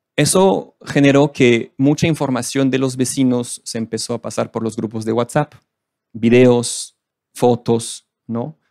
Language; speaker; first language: Spanish; non-native, fluent; French